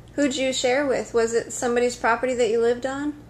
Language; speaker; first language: English; native; English